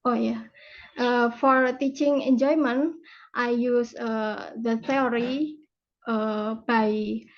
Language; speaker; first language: English; non-native, fluent; Indonesian